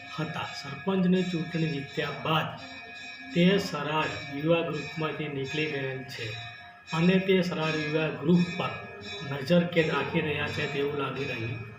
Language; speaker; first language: Gujarati; native; Gujarati